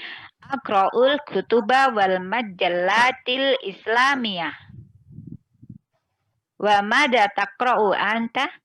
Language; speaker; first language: Arabic; non-native, learner; Indonesian